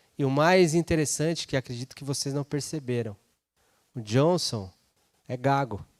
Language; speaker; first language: Portuguese; native; Portuguese